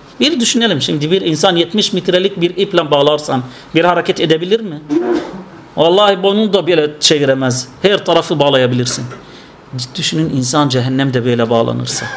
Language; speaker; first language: Turkish; non-native, fluent; Arabic